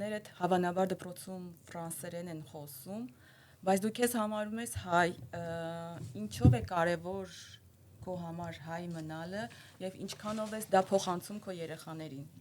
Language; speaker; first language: Armenian; early bilingual, heritage; Armenian